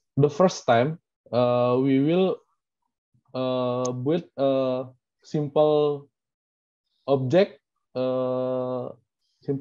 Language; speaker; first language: English; non-native, learner; Indonesian